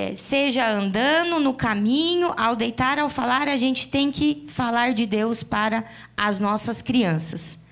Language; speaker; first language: Portuguese; native; Portuguese